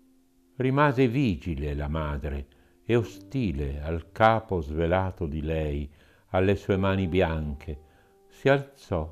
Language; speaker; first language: Italian; native; Italian